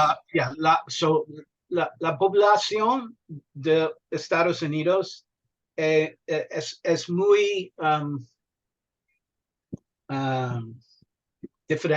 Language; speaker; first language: Spanish; non-native, learner; English